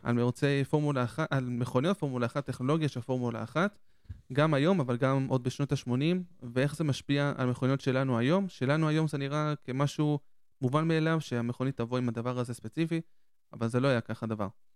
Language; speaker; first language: Hebrew; native; Hebrew